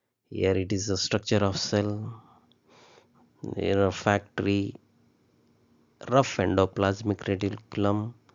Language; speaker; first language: English; non-native, local second language; Telugu